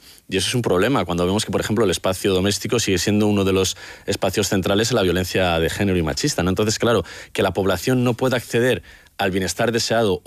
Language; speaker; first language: Spanish; native; Spanish